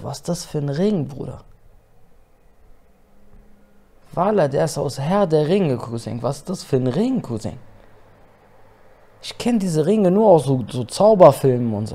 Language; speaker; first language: German; native; German